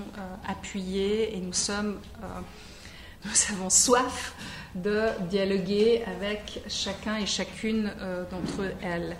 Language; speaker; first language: French; native; French